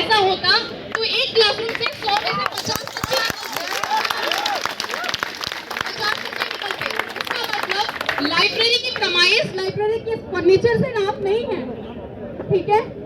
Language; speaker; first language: Hindi; native; Hindi